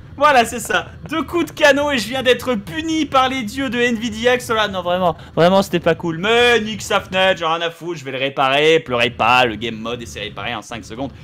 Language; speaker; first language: French; native; French